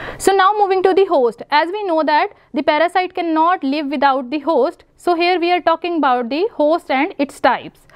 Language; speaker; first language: English; non-native, local second language; Punjabi